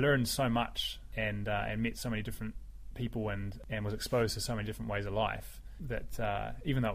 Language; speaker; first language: English; native; English